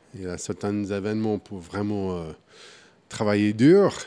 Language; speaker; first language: French; non-native, fluent; English